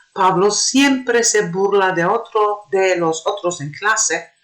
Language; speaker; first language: Spanish; non-native, fluent; Turkish